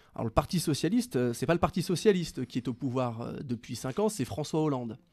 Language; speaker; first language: French; native; French